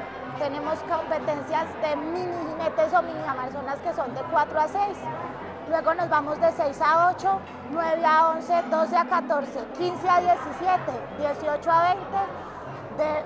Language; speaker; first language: Spanish; native; Spanish